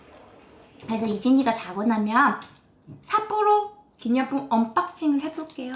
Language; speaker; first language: Korean; native; Korean